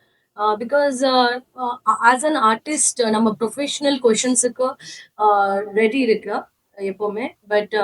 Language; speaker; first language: Tamil; non-native, learner; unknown